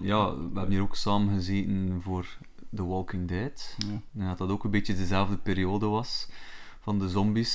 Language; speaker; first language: Dutch; native; Dutch